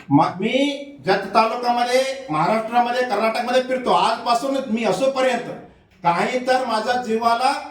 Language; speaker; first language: Marathi; non-native, local second language; Kannada